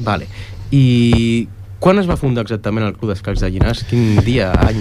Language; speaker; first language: Catalan; native; Catalan